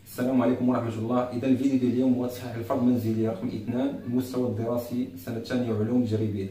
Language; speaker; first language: Arabic; native; Arabic